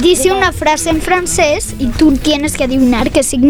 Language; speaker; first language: Spanish; early bilingual, other home language; French